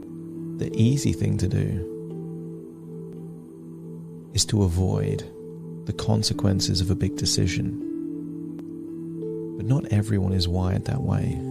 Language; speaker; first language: English; native; English